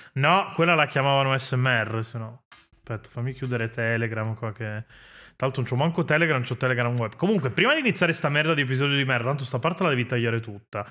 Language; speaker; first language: Italian; native; Italian